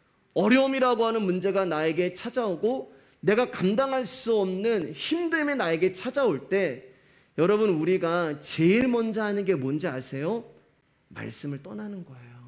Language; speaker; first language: Korean; native; Korean